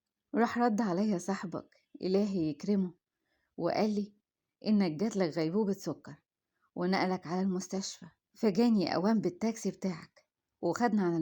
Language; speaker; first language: Arabic; native; Arabic